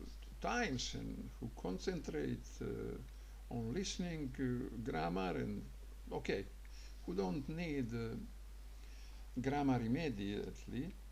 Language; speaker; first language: English; non-native, learner; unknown